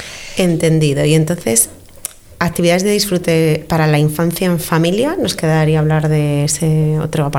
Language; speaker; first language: Spanish; native; Spanish